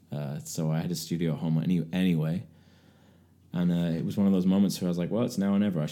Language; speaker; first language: English; native; English